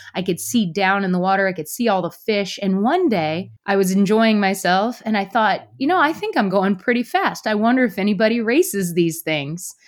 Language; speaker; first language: English; native; English